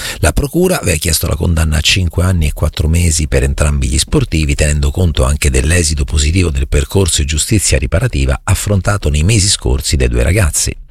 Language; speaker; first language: Italian; native; Italian